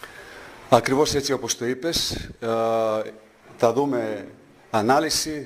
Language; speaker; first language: Greek; non-native, fluent; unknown